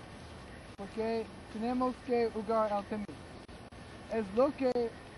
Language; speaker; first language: Spanish; non-native, learner; English